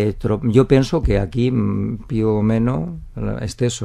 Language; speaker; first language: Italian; non-native, learner; Spanish